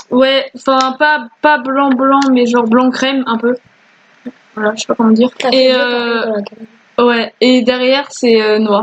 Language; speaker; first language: French; native; French